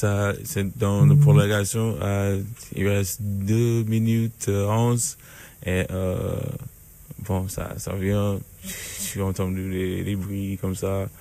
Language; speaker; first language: French; non-native, learner; English